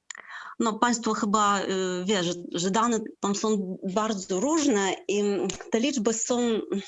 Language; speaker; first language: Polish; non-native, fluent; Ukrainian